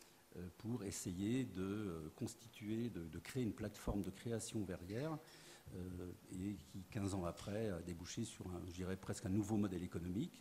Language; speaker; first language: French; native; French